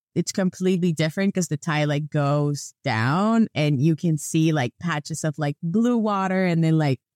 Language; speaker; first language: English; non-native, fluent; Spanish